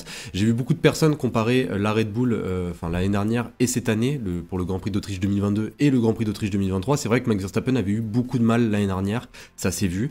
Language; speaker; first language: French; native; French